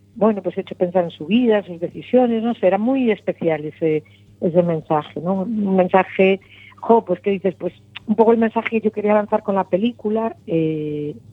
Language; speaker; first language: Spanish; native; Spanish